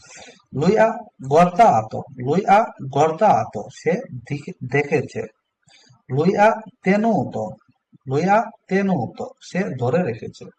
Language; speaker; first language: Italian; non-native, learner; Bangla